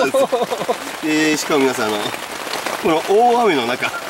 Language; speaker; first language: Japanese; native; Japanese